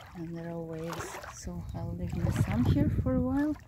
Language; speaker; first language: English; non-native, fluent; Russian